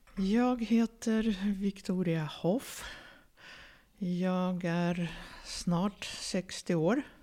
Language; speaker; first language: Swedish; early bilingual, other home language; Russian